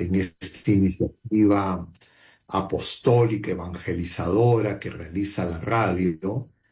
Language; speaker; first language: Spanish; native; Spanish